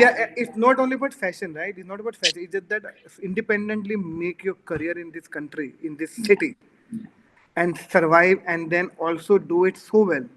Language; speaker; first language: English; non-native, local second language; Hindi